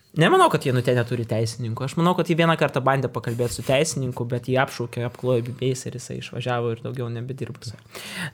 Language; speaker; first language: Lithuanian; native; Lithuanian